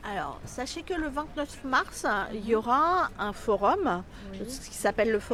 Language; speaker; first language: French; native; French